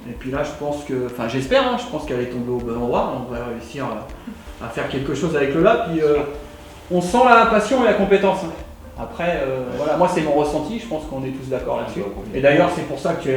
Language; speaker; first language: French; native; French